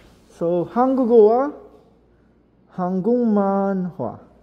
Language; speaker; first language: Korean; non-native, fluent; Filipino